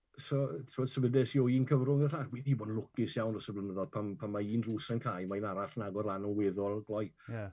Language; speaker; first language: Welsh; native; Welsh